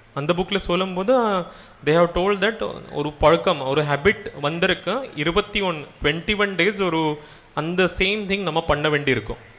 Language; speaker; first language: Tamil; non-native, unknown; Marathi